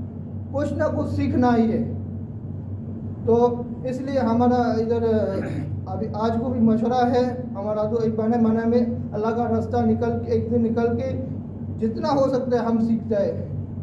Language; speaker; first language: Hindi; non-native, fluent; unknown